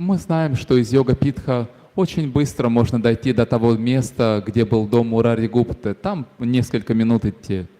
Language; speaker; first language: Russian; native; Russian